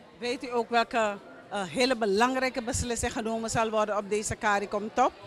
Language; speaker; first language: Dutch; native; Dutch